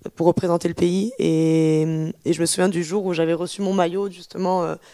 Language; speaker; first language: French; native; French